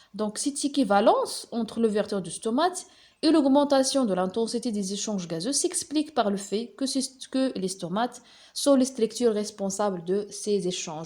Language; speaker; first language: French; non-native, local second language; Arabic